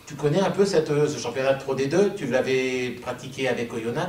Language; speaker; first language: French; native; French